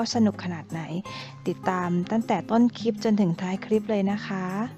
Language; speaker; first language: Thai; native; Thai